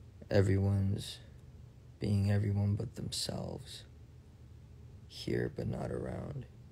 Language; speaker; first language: English; early bilingual, other home language; Korean